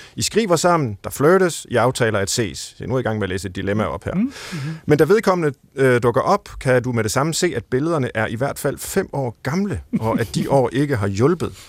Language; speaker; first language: Danish; native; Danish